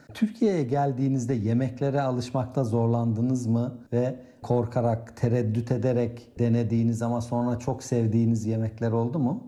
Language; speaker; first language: Turkish; native; Turkish